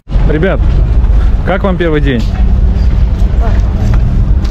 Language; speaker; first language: Russian; native; Russian